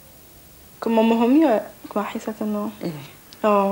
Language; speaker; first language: Swedish; non-native, learner; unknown